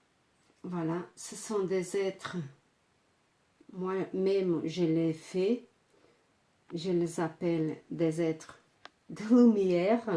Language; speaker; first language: French; non-native, fluent; Portuguese